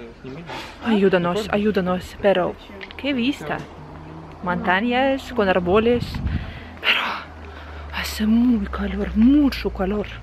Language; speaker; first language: Spanish; non-native, learner; Russian